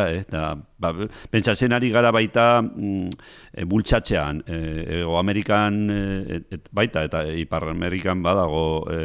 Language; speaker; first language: Basque; non-native, local second language; Spanish